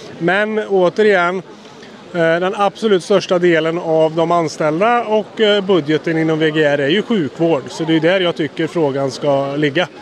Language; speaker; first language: Swedish; native; Swedish